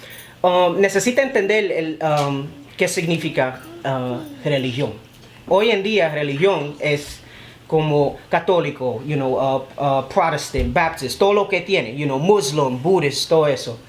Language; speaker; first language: Spanish; early bilingual, heritage; Spanish